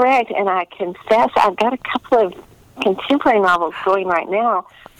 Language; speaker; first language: English; native; English